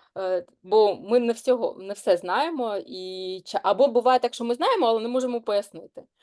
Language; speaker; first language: Ukrainian; native; Ukrainian